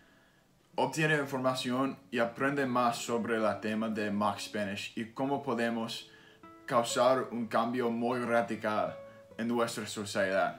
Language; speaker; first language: Spanish; non-native, learner; English